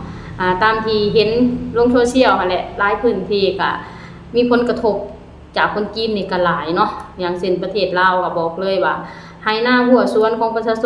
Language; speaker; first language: Thai; non-native, local second language; Lao